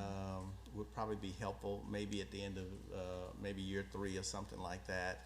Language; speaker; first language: English; native; English